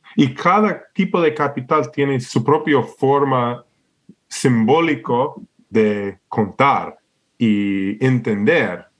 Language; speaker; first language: Spanish; non-native, fluent; English